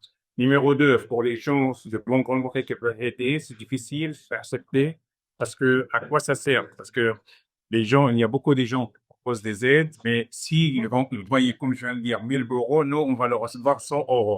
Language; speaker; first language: French; non-native, fluent; Arabic